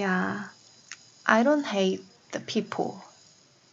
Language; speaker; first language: English; non-native, learner; Korean